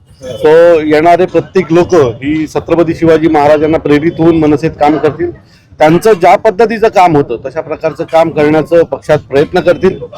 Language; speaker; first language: Marathi; native; Marathi